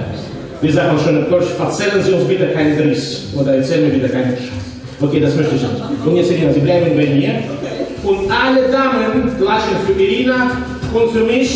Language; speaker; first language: German; non-native, fluent; Russian